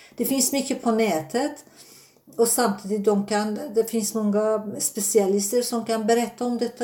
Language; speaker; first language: Swedish; non-native, fluent; Persian